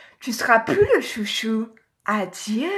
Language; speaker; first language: French; native; French